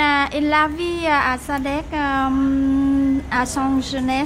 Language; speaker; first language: French; non-native, learner; Vietnamese